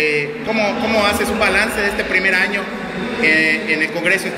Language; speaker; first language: Spanish; native; Spanish